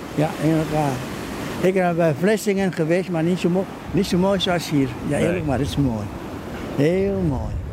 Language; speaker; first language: Dutch; non-native, learner; Indonesian